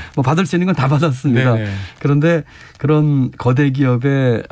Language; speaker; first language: Korean; native; Korean